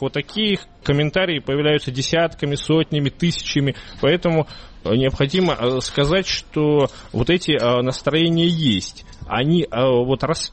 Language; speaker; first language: Russian; native; Russian